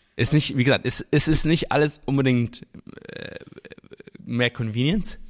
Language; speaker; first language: German; non-native, local second language; Luxembourgish